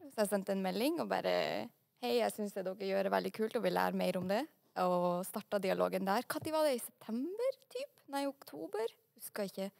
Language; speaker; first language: Norwegian; early bilingual, other home language; Urdu